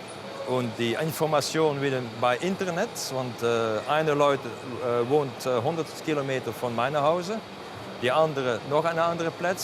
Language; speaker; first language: German; non-native, learner; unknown